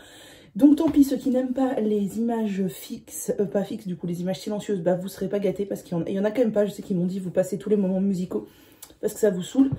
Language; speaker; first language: French; native; French